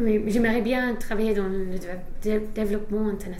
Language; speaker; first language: French; non-native, fluent; English